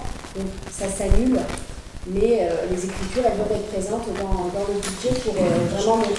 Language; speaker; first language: French; native; French